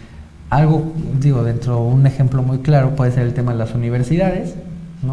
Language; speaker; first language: Spanish; native; Spanish